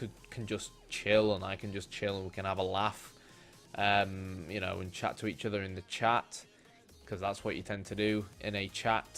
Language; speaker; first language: English; native; English